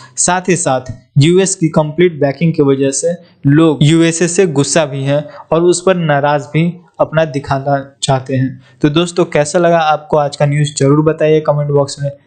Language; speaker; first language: Hindi; native; Hindi